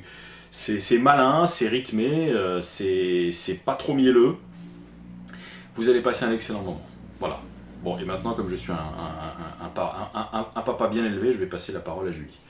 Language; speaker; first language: French; native; French